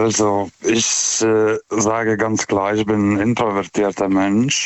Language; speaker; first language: German; non-native, fluent; Lithuanian